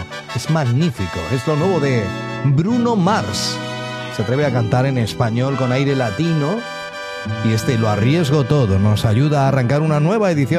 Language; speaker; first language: Spanish; native; Spanish